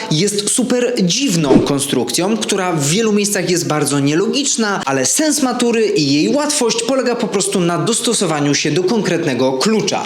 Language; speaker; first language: Polish; native; Polish